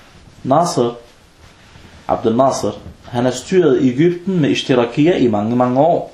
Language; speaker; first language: Danish; non-native, fluent; Arabic